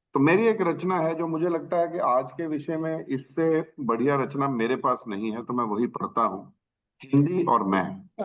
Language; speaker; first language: Hindi; native; Hindi